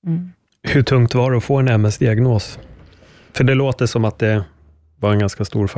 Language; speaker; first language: Swedish; native; Swedish